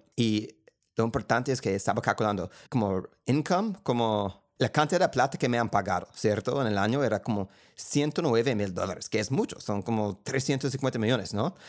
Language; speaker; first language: Spanish; non-native, fluent; English